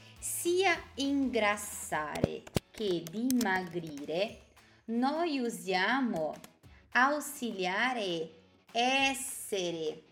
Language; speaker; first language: Italian; non-native, fluent; Portuguese